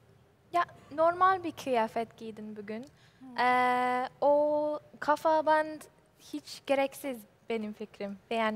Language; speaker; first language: Turkish; non-native, learner; English